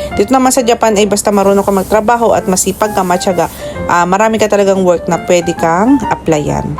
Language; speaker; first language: Filipino; native; Filipino